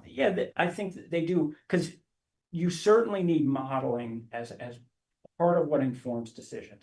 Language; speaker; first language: English; native; English